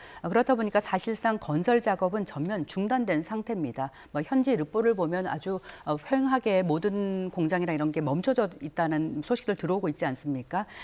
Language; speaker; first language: Korean; native; Korean